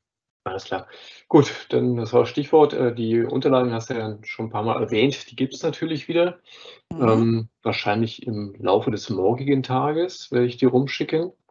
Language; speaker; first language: German; native; German